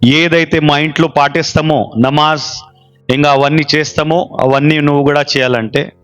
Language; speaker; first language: Telugu; non-native, local second language; Urdu